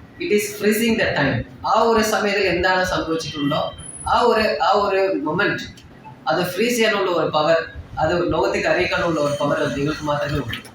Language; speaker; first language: Malayalam; non-native, fluent; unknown